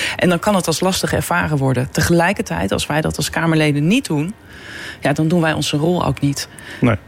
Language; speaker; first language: Dutch; native; Dutch